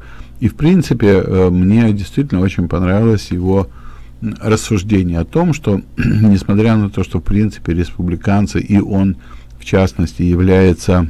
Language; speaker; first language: Russian; native; Russian